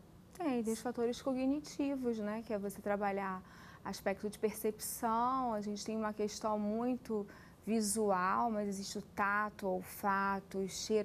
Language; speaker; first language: Portuguese; native; Portuguese